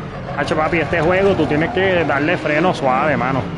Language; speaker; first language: Spanish; early bilingual, heritage; Spanish